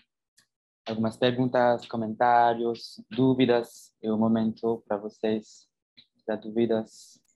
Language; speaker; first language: Portuguese; non-native, fluent; French